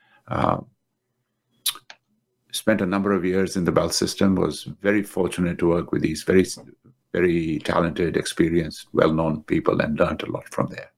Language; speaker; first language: English; native; English